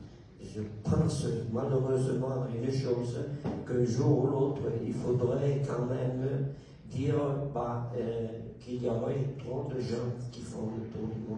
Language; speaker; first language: French; non-native, local second language; Italian